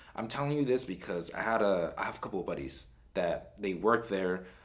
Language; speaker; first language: English; native; English